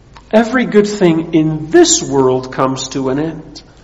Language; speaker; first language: English; early bilingual, other home language; Dutch